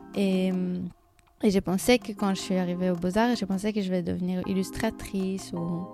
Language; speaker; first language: French; non-native, fluent; Hebrew